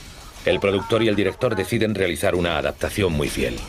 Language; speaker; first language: Spanish; native; Spanish